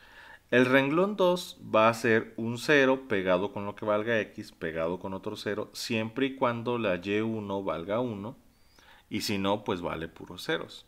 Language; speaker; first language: Spanish; native; Spanish